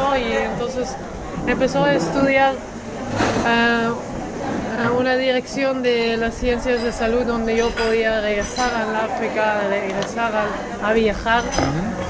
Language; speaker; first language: Spanish; non-native, fluent; Dutch